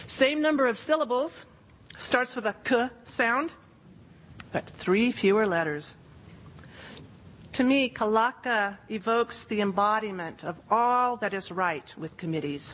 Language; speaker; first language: English; native; English